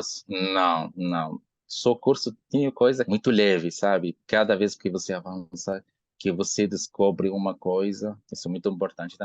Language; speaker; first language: Portuguese; non-native, learner; Arabic